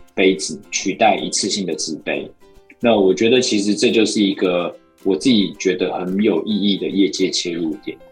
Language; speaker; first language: Chinese; native; Chinese